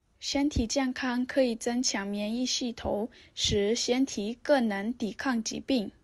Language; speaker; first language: Chinese; non-native, learner; Vietnamese